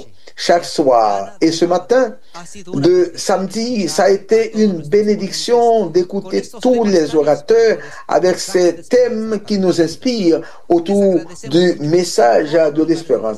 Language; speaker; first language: French; non-native, fluent; Spanish